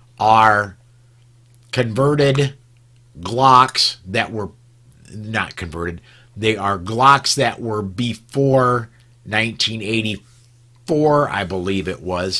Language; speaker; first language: English; native; English